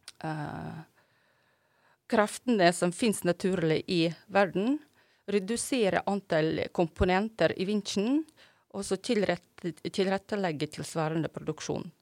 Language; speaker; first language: Norwegian; non-native, fluent; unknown